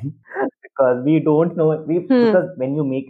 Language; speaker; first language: English; non-native, local second language; Malayalam